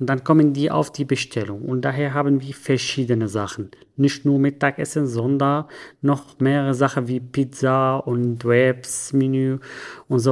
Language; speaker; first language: German; non-native, learner; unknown